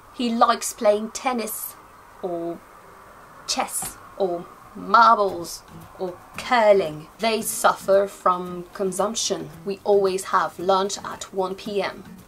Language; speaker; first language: English; non-native, fluent; French